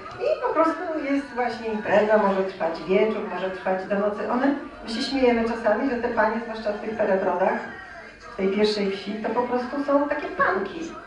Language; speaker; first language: Polish; native; Polish